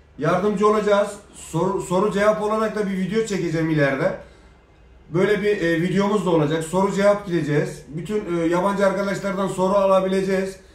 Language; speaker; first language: Turkish; native; Turkish